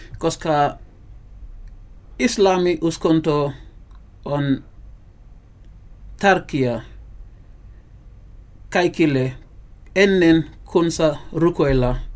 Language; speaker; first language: Finnish; non-native, learner; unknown